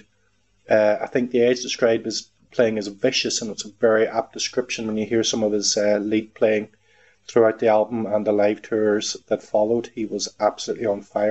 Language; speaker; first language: English; native; English